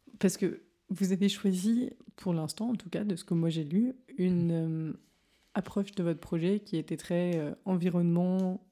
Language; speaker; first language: French; native; French